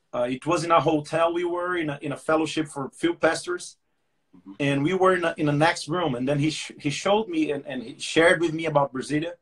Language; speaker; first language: English; non-native, fluent; Portuguese